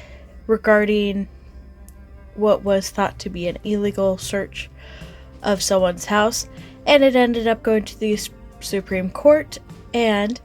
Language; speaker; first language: English; native; English